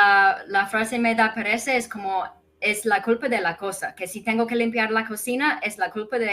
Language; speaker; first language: Spanish; non-native, fluent; English